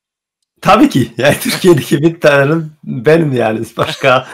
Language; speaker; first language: Turkish; early bilingual, heritage; Turkish